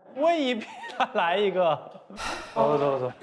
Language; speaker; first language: Chinese; native; Chinese